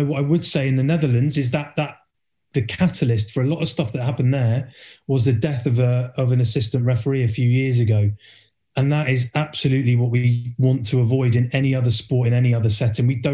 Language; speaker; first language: English; native; English